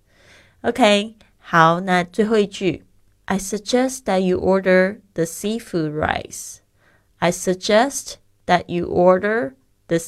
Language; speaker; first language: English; non-native, fluent; Chinese